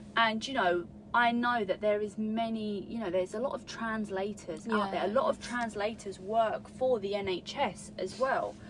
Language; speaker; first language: English; native; English